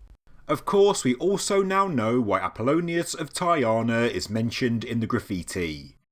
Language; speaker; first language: English; native; English